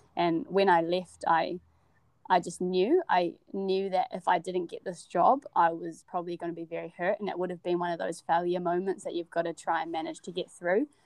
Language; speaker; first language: English; native; English